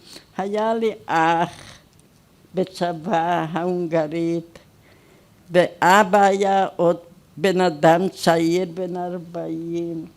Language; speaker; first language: Hebrew; non-native, fluent; Hungarian